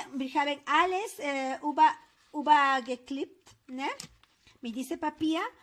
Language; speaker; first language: German; non-native, fluent; Spanish